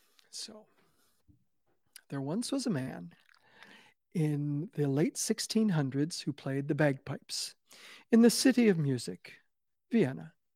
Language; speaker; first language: English; native; English